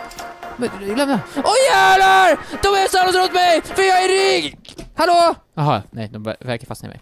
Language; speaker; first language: Swedish; native; Swedish